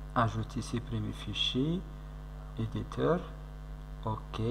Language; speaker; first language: French; non-native, local second language; Arabic